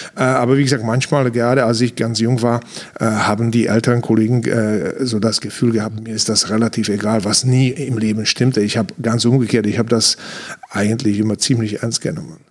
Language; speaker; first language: German; non-native, fluent; Czech